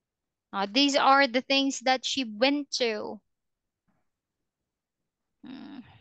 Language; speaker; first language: English; non-native, fluent; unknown